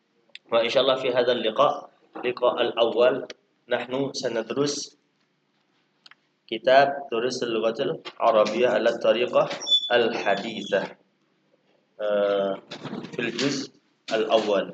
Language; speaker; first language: Arabic; non-native, fluent; Indonesian